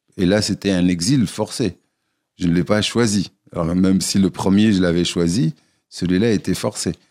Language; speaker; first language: French; non-native, local second language; Arabic